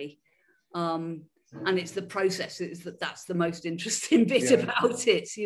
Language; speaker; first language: English; native; English